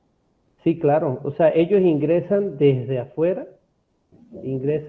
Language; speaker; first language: Spanish; native; Spanish